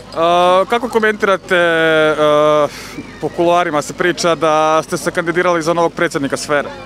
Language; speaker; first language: Croatian; native; Croatian